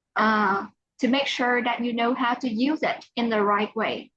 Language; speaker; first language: English; non-native, fluent; Vietnamese